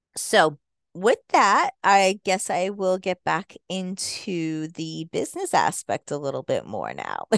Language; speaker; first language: English; native; English